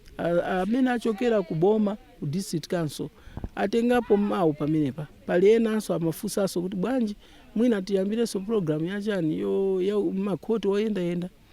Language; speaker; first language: Nyanja; native; Nyanja